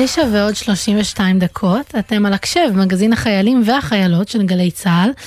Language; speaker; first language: Hebrew; native; Hebrew